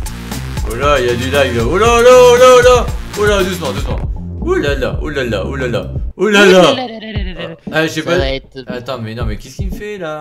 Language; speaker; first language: French; native; French